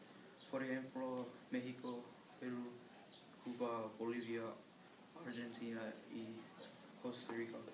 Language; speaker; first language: Spanish; non-native, learner; English